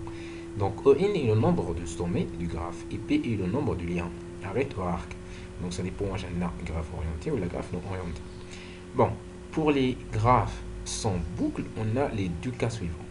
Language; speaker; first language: French; non-native, local second language; Arabic